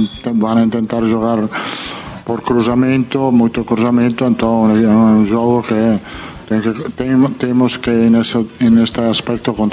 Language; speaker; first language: Portuguese; non-native, fluent; Italian